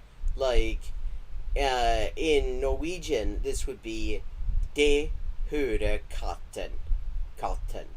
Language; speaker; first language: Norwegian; non-native, learner; English